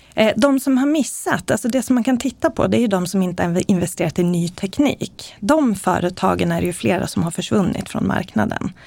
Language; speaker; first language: Swedish; native; Swedish